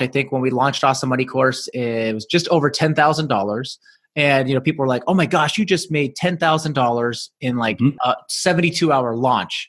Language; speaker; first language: English; native; English